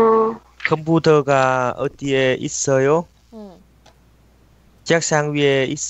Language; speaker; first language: Korean; non-native, learner; Vietnamese